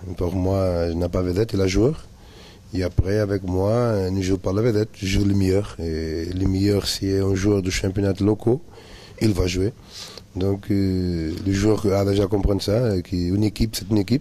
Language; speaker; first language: French; non-native, learner; Portuguese